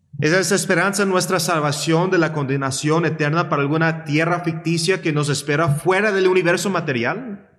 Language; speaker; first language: Spanish; early bilingual, heritage; Spanish